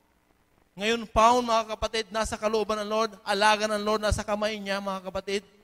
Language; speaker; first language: Filipino; native; Filipino